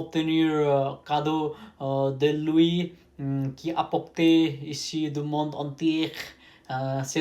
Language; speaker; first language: French; non-native, learner; Nepali